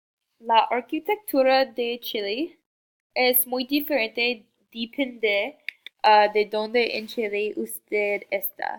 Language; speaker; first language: Spanish; non-native, learner; English